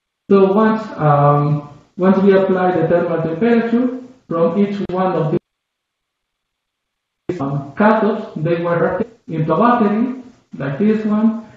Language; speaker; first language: English; non-native, fluent; Spanish